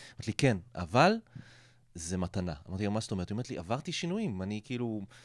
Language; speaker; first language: Hebrew; non-native, local second language; Arabic